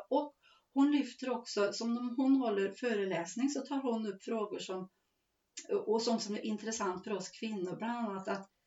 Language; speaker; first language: Swedish; native; Swedish